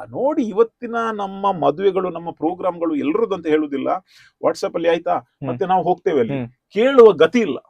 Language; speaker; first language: Kannada; non-native, local second language; Konkani